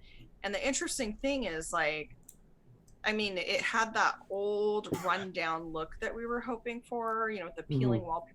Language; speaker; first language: English; native; English